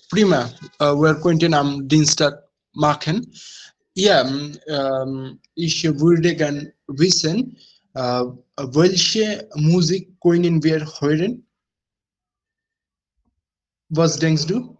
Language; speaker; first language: German; non-native, learner; Bangla